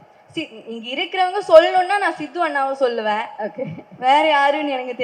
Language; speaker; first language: Tamil; non-native, fluent; Malayalam